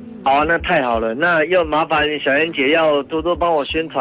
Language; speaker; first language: Chinese; native; Chinese